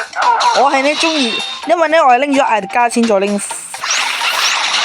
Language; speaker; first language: Chinese; early bilingual, heritage; Cantonese